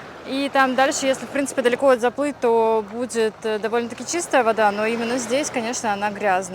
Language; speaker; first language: Russian; native; Russian